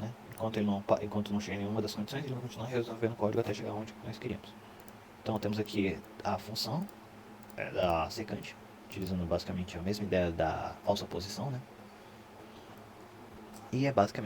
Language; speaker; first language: Portuguese; native; Portuguese